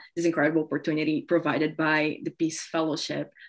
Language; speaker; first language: English; non-native, fluent; Portuguese